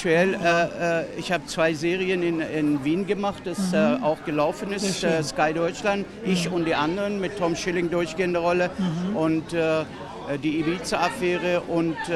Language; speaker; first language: German; non-native, fluent; Persian